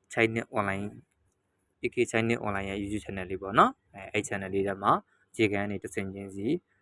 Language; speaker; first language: Burmese; native; Burmese